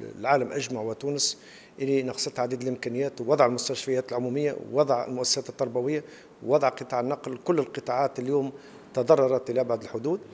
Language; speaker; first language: Arabic; native; Arabic